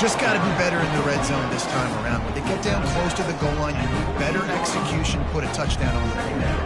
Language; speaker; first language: English; native; English